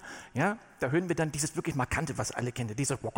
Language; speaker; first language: German; native; German